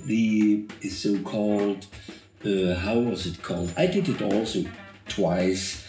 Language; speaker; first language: English; non-native, fluent; German